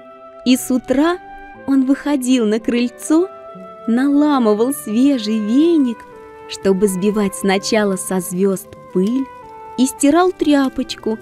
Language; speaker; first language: Russian; native; Russian